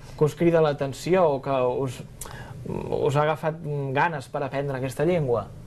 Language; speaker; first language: Catalan; native; Catalan